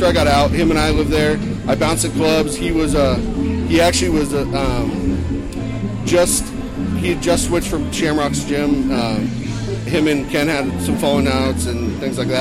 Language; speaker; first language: English; native; English